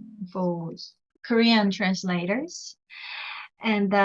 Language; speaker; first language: English; non-native, learner; Korean